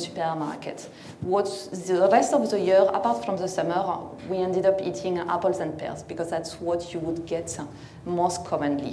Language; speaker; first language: English; non-native, fluent; French